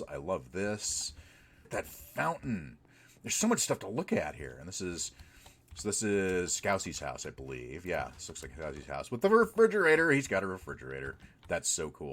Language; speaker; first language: English; native; English